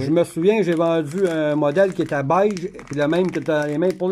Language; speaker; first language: French; native; French